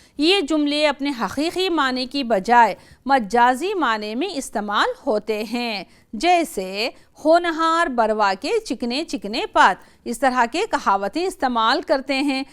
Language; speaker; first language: Urdu; native; Urdu